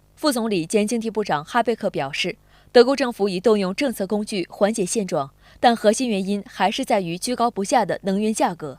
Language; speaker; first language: Chinese; native; Chinese